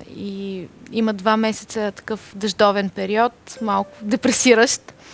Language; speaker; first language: Bulgarian; native; Bulgarian